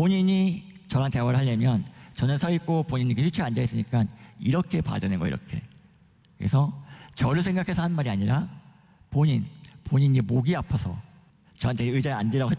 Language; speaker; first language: Korean; native; Korean